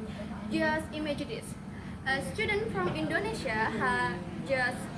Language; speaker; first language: English; non-native, fluent; Indonesian